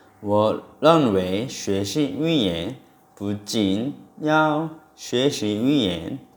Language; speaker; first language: Chinese; non-native, fluent; Korean